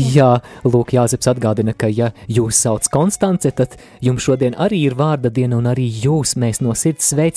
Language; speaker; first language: Latvian; native; Latvian